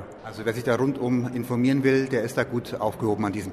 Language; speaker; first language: German; native; German